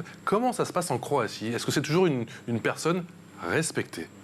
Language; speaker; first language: French; native; French